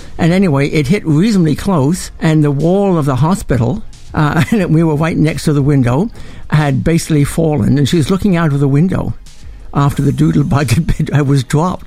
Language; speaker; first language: English; native; English